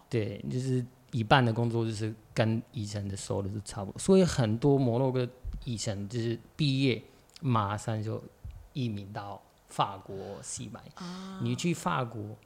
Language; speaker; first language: Chinese; non-native, fluent; Arabic